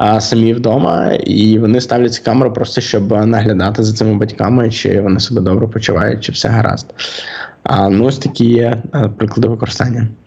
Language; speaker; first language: Ukrainian; native; Ukrainian